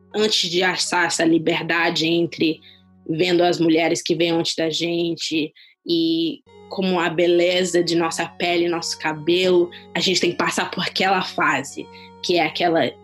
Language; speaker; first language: Portuguese; non-native, fluent; English